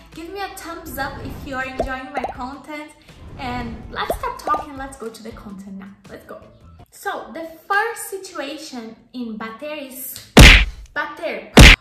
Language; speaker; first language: English; non-native, fluent; Portuguese